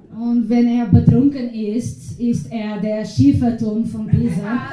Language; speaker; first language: German; non-native, learner; Portuguese